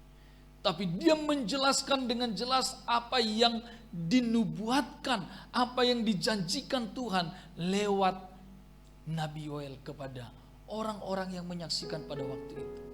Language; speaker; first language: Indonesian; native; Indonesian